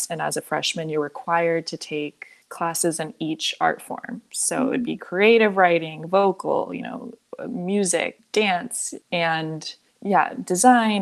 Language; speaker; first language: English; native; English